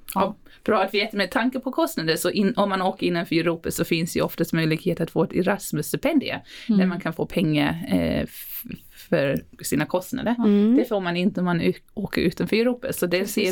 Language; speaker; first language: Swedish; non-native, fluent; Afrikaans